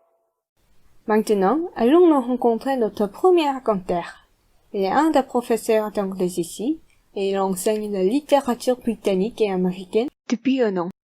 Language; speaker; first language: French; non-native, fluent; Korean